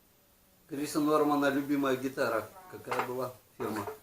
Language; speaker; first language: Russian; native; Russian